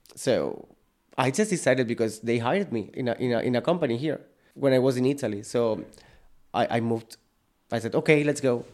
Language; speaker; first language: English; non-native, fluent; Spanish